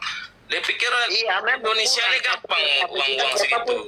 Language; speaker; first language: Indonesian; native; Indonesian